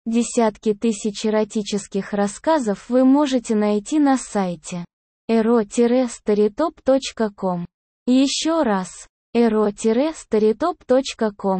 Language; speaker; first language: Russian; native; Russian